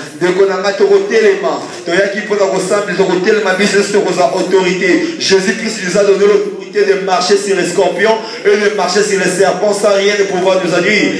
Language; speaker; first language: French; non-native, local second language; Lingala